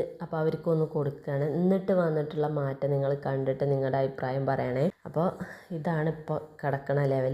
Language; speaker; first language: Malayalam; native; Malayalam